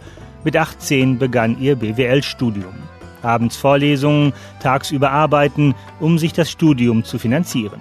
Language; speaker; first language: German; native; German